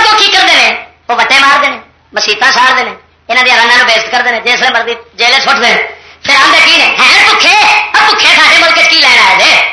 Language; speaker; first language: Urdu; non-native, local second language; Punjabi